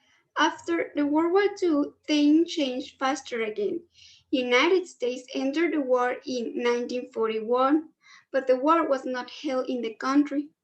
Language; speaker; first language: English; non-native, learner; Spanish